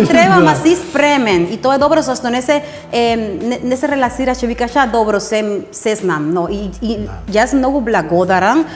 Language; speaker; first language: Macedonian; non-native, fluent; Spanish